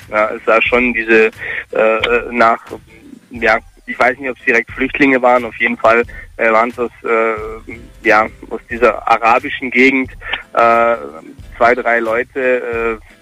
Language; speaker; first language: German; early bilingual, other home language; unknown